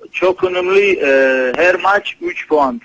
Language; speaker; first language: Turkish; non-native, learner; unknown